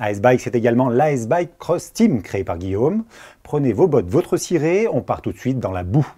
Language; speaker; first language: French; native; French